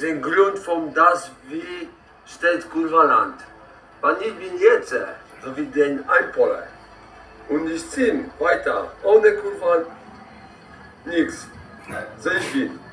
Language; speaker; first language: German; non-native, learner; Polish